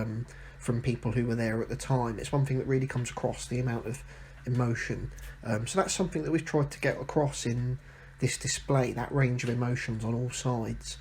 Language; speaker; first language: English; native; English